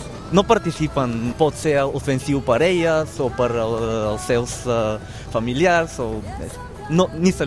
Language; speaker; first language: Catalan; non-native, fluent; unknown